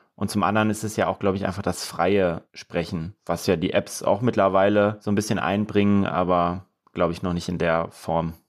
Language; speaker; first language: German; native; German